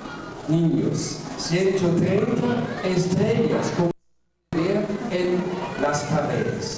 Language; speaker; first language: Spanish; non-native, fluent; German